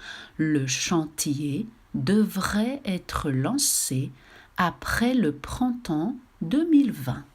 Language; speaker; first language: French; non-native, fluent; Portuguese